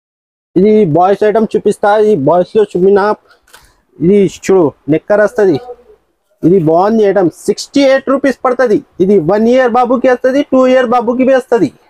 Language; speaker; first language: Telugu; non-native, local second language; Urdu